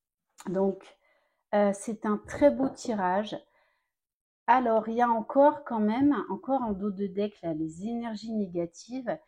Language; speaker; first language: French; native; French